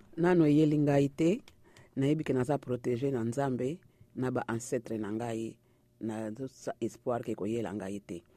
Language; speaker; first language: Lingala; early bilingual, heritage; Lingala